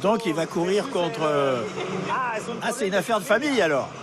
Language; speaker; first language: French; native; French